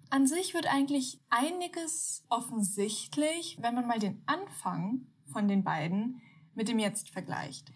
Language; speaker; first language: German; early bilingual, other home language; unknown